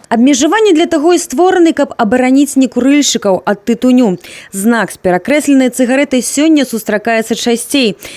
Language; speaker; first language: Belarusian; native; Belarusian